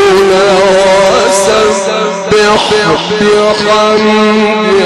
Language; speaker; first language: Arabic; native; Arabic